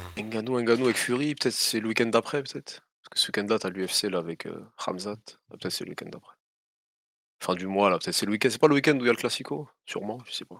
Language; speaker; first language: French; native; French